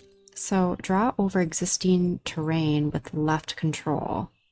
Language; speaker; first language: English; native; English